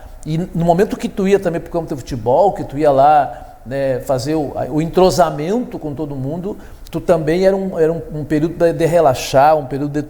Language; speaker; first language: Portuguese; native; Portuguese